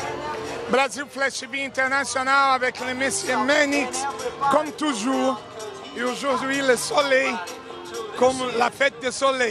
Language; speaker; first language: French; non-native, learner; Portuguese